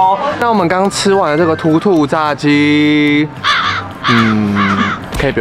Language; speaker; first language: Chinese; native; Chinese